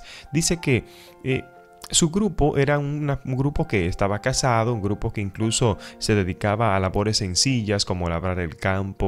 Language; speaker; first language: Spanish; native; Spanish